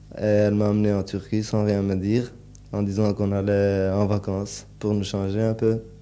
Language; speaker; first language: French; early bilingual, other home language; Turkish